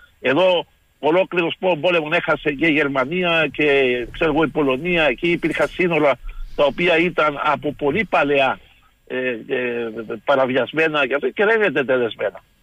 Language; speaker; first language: Greek; native; Greek